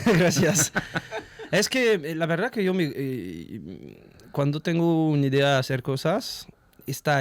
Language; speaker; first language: Spanish; non-native, learner; French